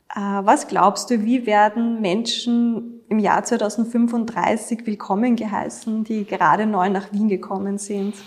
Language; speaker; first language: German; native; German